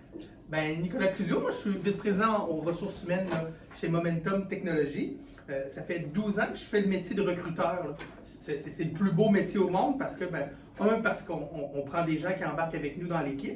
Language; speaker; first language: French; native; French